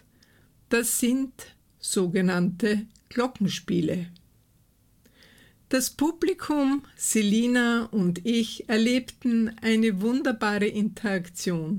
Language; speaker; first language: German; native; German